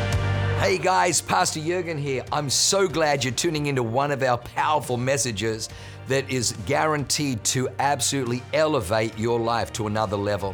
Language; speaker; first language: English; native; English